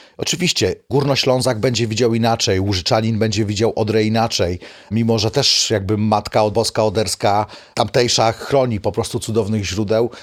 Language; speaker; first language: Polish; native; Polish